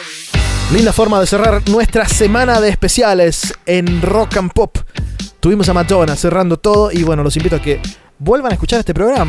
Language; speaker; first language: Spanish; native; Spanish